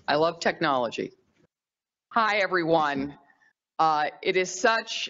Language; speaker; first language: English; native; English